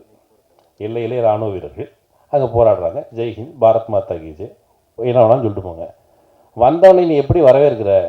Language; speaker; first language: Tamil; native; Tamil